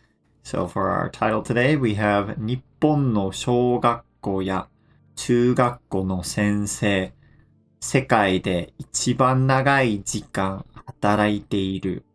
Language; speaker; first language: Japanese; non-native, fluent; English